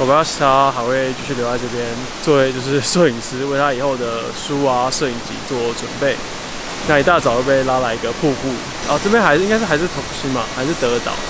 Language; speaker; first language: Chinese; native; Chinese